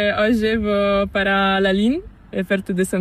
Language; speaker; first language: Spanish; non-native, learner; Italian